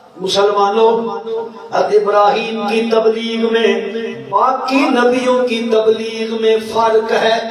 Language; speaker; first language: Urdu; non-native, local second language; Punjabi